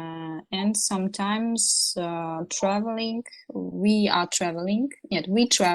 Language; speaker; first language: English; non-native, learner; Russian